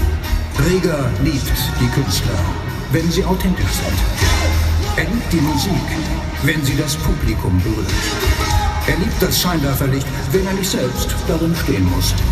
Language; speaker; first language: German; native; German